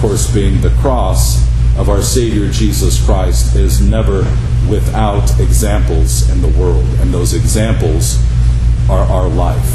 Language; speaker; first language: English; native; English